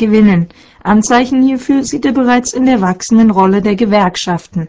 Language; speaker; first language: German; native; German